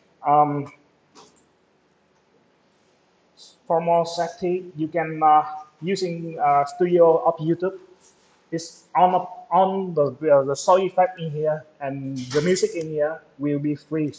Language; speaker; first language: English; non-native, local second language; Vietnamese